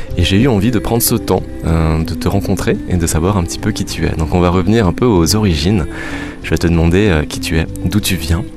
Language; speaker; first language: French; native; French